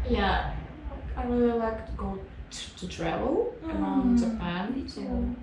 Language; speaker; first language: English; non-native, fluent; Russian